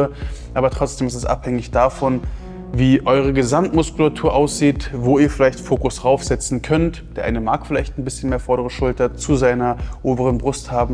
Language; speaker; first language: German; native; German